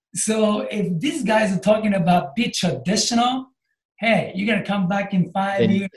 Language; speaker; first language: English; non-native, fluent; Japanese